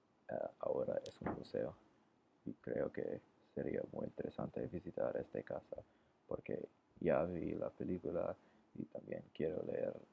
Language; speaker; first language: Spanish; non-native, learner; English